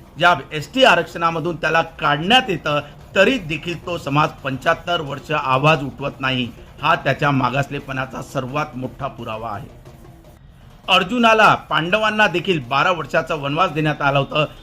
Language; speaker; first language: Marathi; non-native, local second language; Lambadi